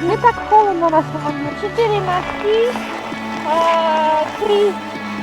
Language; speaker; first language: Russian; non-native, learner; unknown